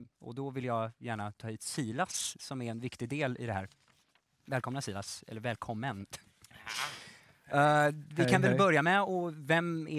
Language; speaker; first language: Swedish; native; Swedish